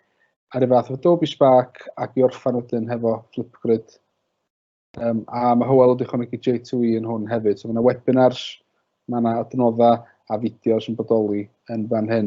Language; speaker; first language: Welsh; native; Welsh